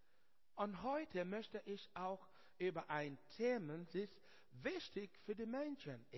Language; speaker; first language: German; non-native, learner; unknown